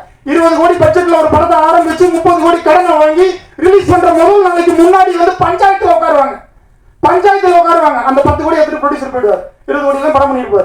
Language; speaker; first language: Tamil; native; Tamil